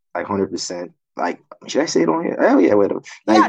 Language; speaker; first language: English; non-native, local second language; Yoruba